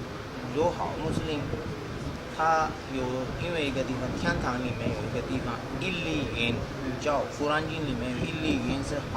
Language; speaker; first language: Chinese; non-native, learner; Punjabi